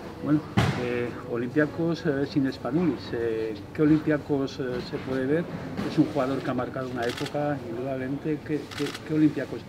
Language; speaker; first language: Spanish; native; Spanish